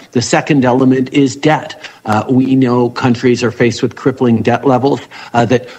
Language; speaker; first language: English; early bilingual, other home language; French